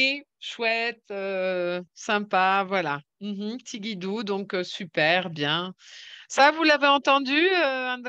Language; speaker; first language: French; native; French